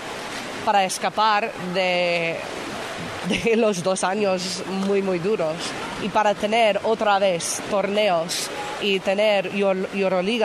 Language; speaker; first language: Spanish; non-native, fluent; English